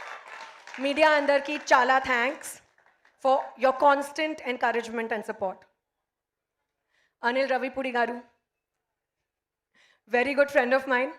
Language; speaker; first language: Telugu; non-native, learner; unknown